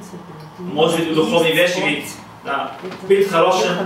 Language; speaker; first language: Russian; non-native, learner; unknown